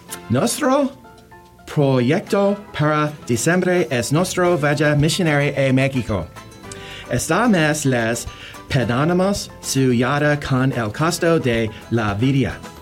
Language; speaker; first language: Spanish; non-native, learner; English